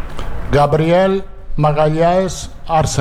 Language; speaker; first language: Portuguese; non-native, fluent; Italian